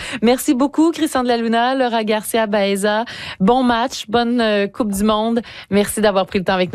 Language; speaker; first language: French; native; French